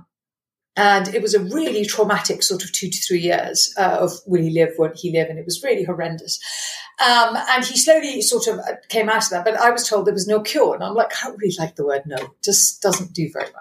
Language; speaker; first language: English; non-native, local second language; Punjabi